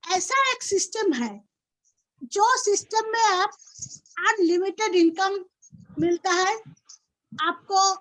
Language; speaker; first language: Hindi; non-native, local second language; Bangla